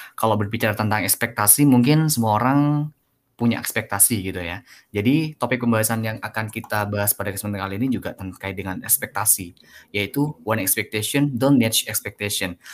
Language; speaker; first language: Indonesian; native; Indonesian